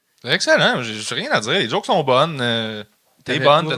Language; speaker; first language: French; native; French